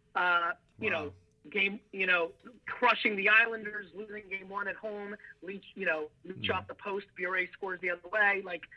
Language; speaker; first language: English; early bilingual, other home language; Russian